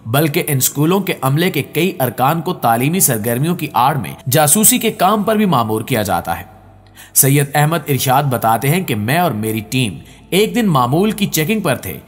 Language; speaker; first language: Urdu; native; Urdu